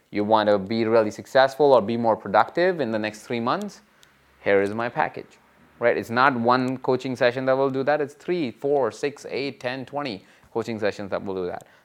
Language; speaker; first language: English; non-native, local second language; Hindi